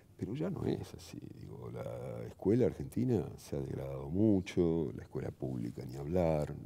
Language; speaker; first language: Spanish; native; Spanish